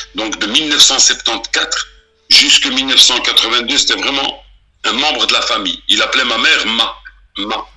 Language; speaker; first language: French; early bilingual, other home language; Arabic